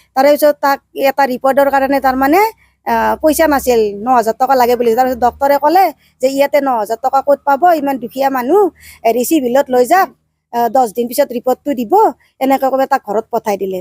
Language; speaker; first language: Assamese; native; Assamese